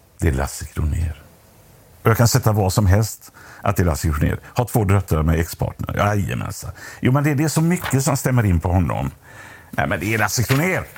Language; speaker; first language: Swedish; native; Swedish